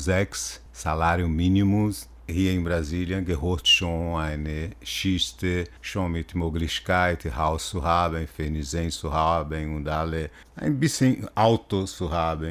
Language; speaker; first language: German; non-native, learner; Portuguese